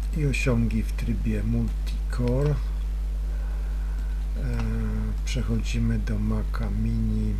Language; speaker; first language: Polish; native; Polish